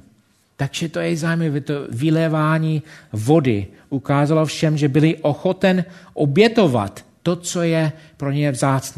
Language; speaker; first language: Czech; non-native, fluent; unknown